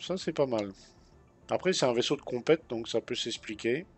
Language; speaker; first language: French; native; French